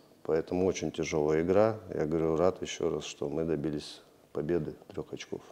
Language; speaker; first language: Russian; native; Russian